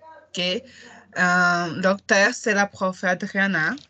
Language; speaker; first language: French; non-native, learner; Portuguese